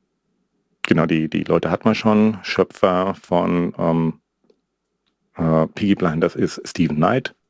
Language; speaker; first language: German; native; German